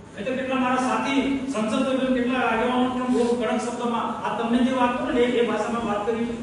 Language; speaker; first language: Gujarati; non-native, local second language; Vasavi